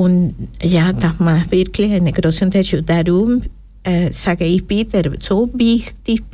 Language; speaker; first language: German; non-native, fluent; Spanish